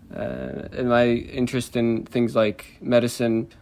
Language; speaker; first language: English; native; English